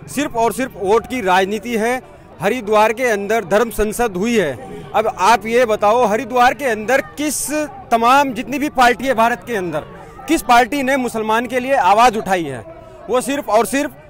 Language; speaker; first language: Hindi; native; Hindi